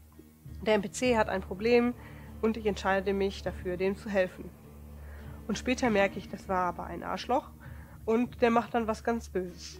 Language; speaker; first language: German; native; German